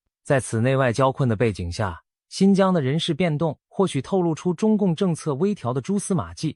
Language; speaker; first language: Chinese; native; Chinese